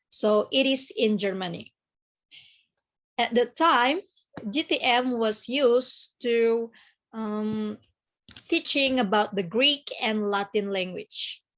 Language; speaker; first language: English; non-native, learner; Indonesian